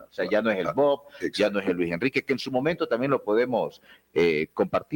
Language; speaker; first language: Spanish; native; Spanish